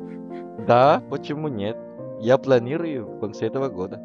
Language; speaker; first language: Russian; non-native, learner; Indonesian